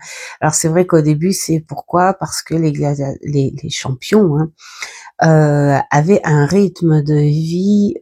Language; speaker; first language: French; native; French